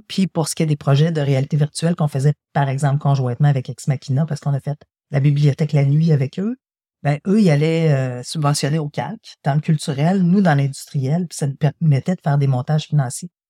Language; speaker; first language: French; native; French